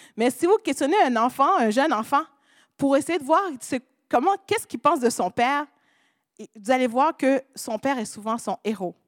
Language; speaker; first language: French; non-native, local second language; Haitian Creole